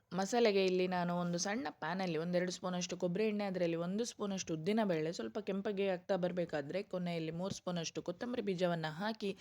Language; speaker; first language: Kannada; non-native, local second language; Tulu